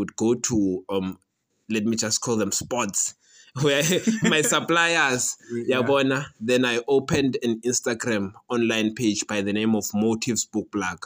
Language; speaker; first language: English; non-native, local second language; Swati